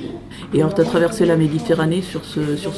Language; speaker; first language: French; native; French